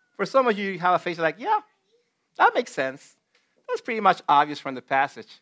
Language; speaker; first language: English; non-native, fluent; Spanish